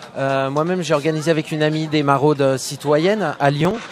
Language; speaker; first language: French; native; French